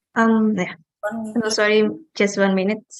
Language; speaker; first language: English; non-native, fluent; Indonesian